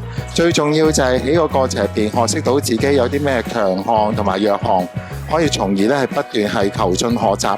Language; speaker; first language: Cantonese; native; Cantonese